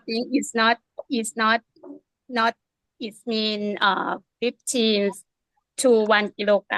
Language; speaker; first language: English; non-native, learner; Thai